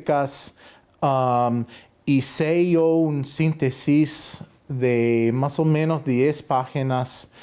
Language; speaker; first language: Spanish; non-native, fluent; English